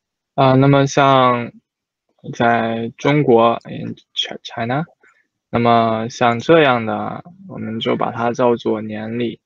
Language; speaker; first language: Chinese; native; Chinese